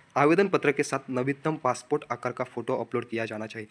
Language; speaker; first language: Hindi; non-native, local second language; Marathi